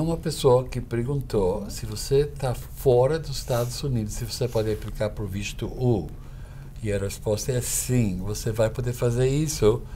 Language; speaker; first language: Portuguese; non-native, fluent; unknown